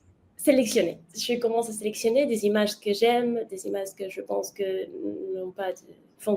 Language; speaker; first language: French; non-native, learner; Spanish